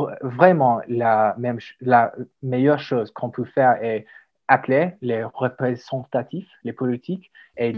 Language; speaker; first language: French; non-native, learner; English